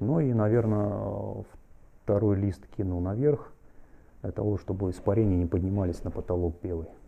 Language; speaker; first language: Russian; native; Russian